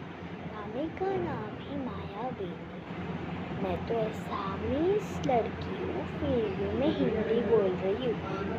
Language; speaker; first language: Hindi; non-native, local second language; Assamese